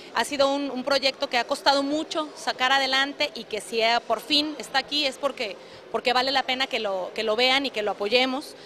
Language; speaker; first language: Spanish; native; Spanish